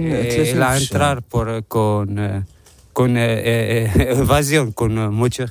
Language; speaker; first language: Spanish; non-native, learner; Arabic